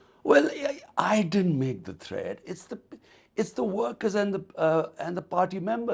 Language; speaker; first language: English; non-native, local second language; Urdu